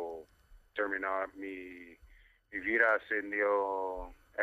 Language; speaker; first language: Spanish; non-native, learner; English